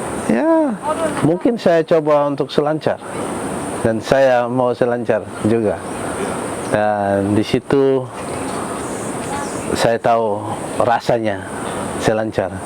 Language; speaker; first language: Indonesian; non-native, local second language; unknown